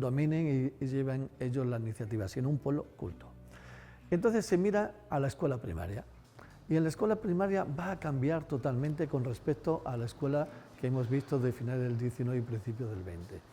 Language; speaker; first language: Spanish; native; Spanish